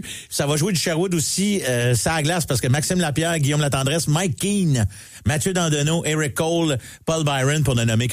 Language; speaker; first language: French; native; French